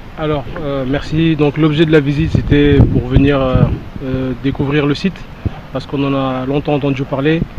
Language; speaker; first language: French; non-native, local second language; Wolof